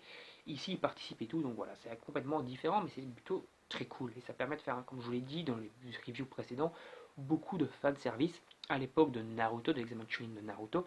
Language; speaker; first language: French; native; French